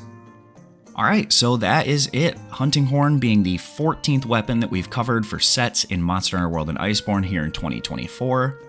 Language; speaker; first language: English; native; English